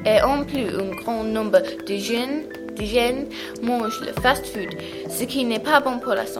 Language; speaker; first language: French; non-native, learner; English